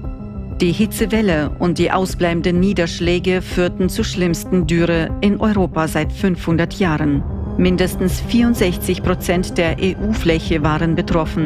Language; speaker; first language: German; native; German